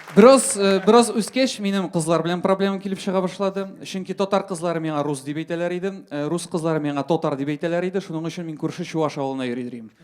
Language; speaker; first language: Tatar; non-native, local second language; Russian